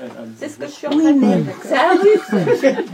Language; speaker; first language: French; native; French